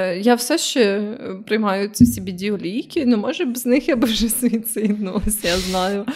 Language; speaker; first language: Ukrainian; native; Ukrainian